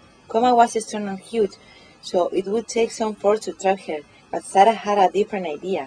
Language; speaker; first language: English; non-native, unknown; Spanish